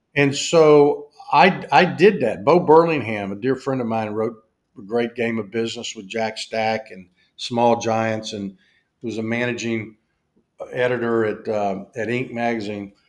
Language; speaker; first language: English; native; English